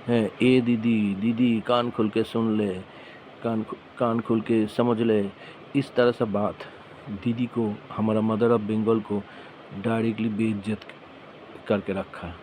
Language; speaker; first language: Hindi; non-native, local second language; Bangla